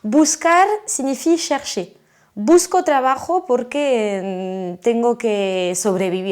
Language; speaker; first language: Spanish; non-native, fluent; French